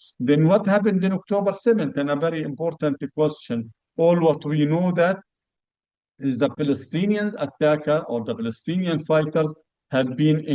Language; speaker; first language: English; non-native, fluent; Arabic